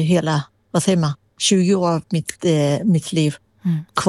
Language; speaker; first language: Swedish; non-native, fluent; Persian